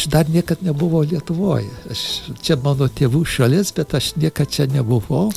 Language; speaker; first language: Lithuanian; early bilingual, heritage; Lithuanian